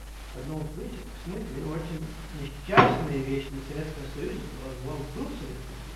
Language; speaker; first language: Russian; non-native, learner; English